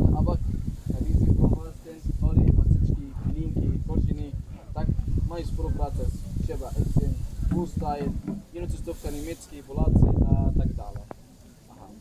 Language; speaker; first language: Czech; non-native, learner; Arabic